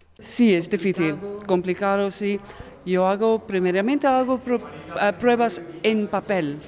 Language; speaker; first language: Spanish; non-native, learner; English